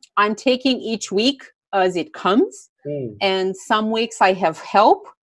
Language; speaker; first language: English; non-native, fluent; Romanian